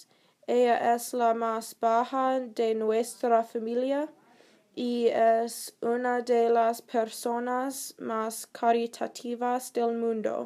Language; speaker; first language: Spanish; non-native, learner; English